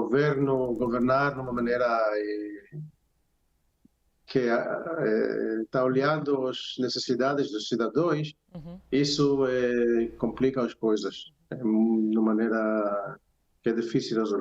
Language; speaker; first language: Portuguese; non-native, fluent; Hebrew